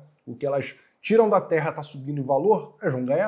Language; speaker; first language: Portuguese; native; Portuguese